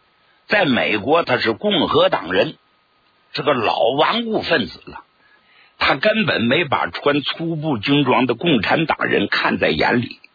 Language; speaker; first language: Chinese; native; Chinese